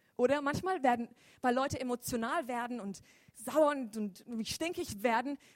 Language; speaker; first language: German; native; German